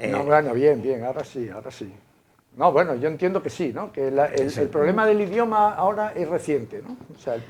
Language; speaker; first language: Spanish; native; Spanish